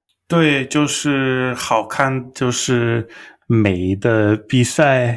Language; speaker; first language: Chinese; non-native, learner; English